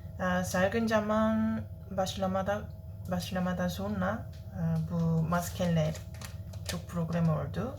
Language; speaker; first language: Turkish; non-native, learner; Korean